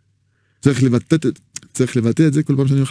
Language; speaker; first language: Hebrew; non-native, fluent; French